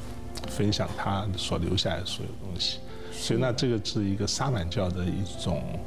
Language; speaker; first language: Chinese; native; Chinese